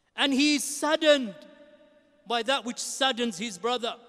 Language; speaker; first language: English; native; English